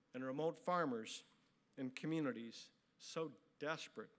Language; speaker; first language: English; native; English